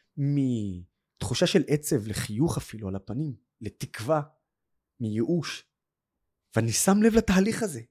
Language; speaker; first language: Hebrew; non-native, local second language; Arabic